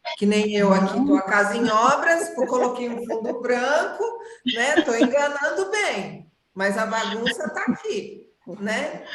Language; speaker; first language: Portuguese; native; Portuguese